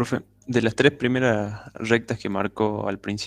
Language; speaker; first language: Spanish; native; Spanish